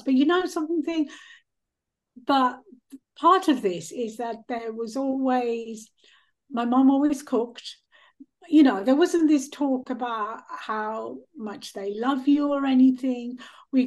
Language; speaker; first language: English; early bilingual, other home language; Punjabi